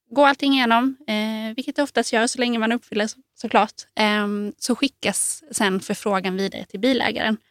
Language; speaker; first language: Swedish; native; Swedish